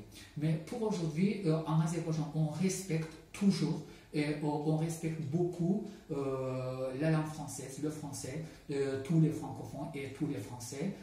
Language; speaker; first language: French; non-native, fluent; Azerbaijani